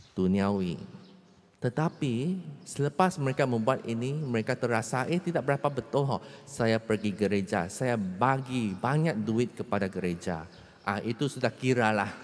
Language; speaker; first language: Malay; non-native, local second language; Chinese